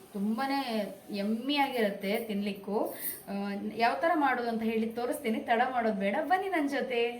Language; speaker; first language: Kannada; native; Kannada